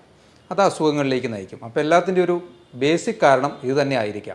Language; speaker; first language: Malayalam; native; Malayalam